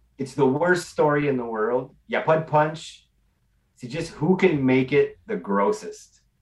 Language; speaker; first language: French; non-native, local second language; English